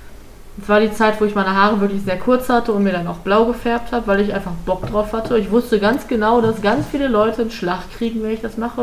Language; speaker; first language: German; native; German